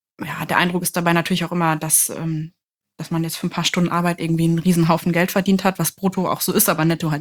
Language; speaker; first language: German; native; German